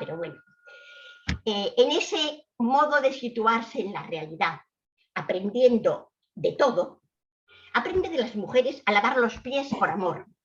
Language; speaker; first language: Spanish; native; Spanish